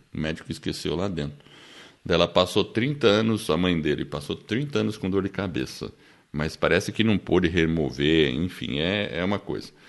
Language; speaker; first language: Portuguese; early bilingual, other home language; English